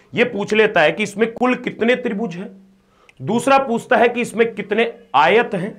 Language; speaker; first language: Hindi; native; Hindi